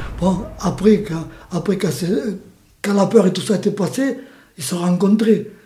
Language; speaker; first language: French; early bilingual, other home language; Spanish